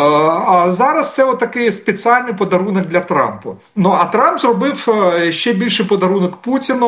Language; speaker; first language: Ukrainian; native; Ukrainian